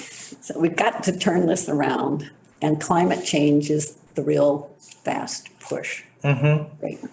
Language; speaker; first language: English; native; English